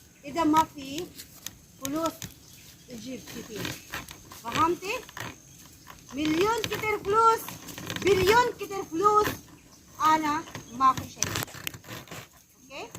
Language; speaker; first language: Arabic; non-native, learner; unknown